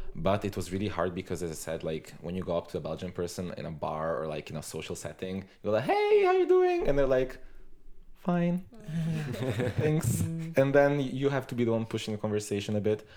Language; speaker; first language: English; non-native, fluent; Italian